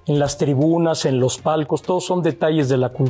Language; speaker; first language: Spanish; native; Spanish